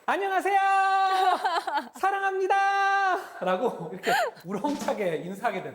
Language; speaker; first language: Korean; native; Korean